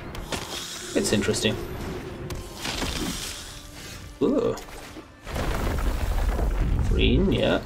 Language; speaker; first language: English; non-native, fluent; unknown